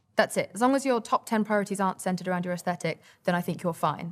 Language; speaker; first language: English; native; English